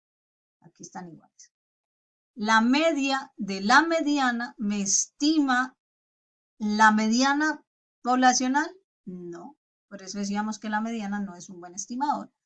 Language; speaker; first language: Spanish; native; Spanish